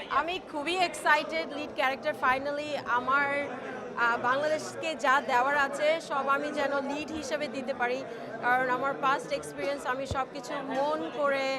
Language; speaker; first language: Bangla; early bilingual, heritage; Bangla